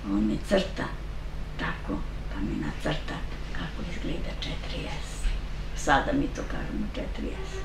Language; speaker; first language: Serbian; native; Serbian